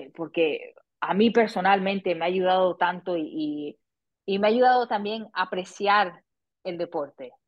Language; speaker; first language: Spanish; early bilingual, heritage; Spanish